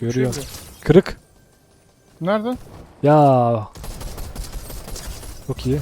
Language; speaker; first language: Turkish; native; Turkish